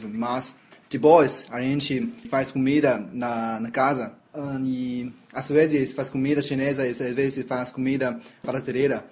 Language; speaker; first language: Portuguese; non-native, learner; Chinese